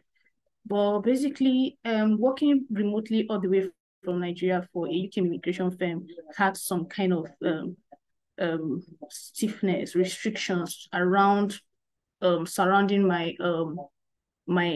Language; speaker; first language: English; non-native, local second language; Igbo